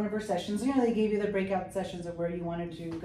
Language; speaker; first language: English; early bilingual, other home language; Spanish